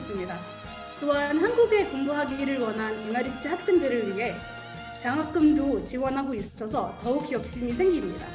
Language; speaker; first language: Korean; non-native, fluent; Arabic